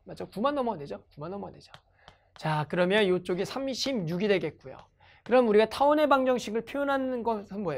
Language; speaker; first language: Korean; native; Korean